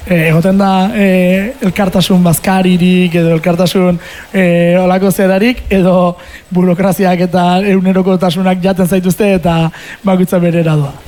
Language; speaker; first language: Basque; native; Basque